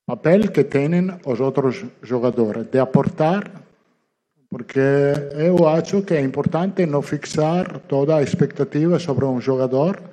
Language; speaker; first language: Portuguese; non-native, learner; Italian